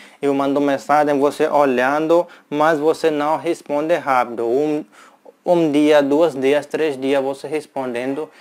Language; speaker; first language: Portuguese; non-native, learner; Hindi